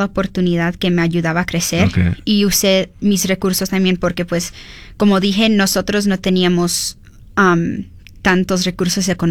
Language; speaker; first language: Spanish; early bilingual, heritage; Spanish